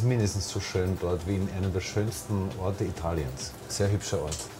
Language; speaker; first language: German; native; German